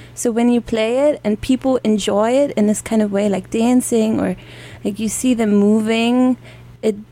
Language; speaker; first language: English; non-native, fluent; German